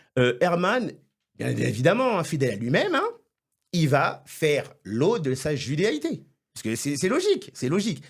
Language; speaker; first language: French; non-native, local second language; Haitian Creole